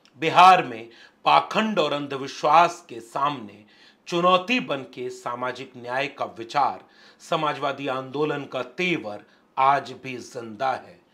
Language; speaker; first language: Hindi; native; Hindi